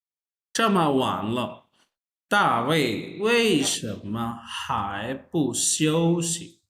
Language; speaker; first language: Chinese; non-native, fluent; Urdu